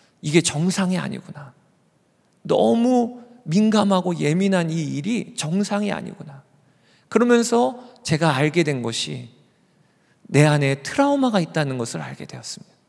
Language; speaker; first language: Korean; native; Korean